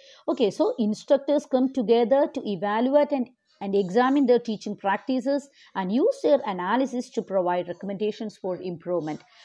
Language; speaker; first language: English; non-native, local second language; Malayalam